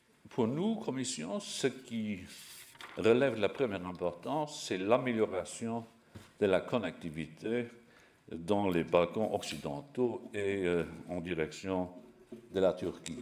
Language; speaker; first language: French; non-native, local second language; Luxembourgish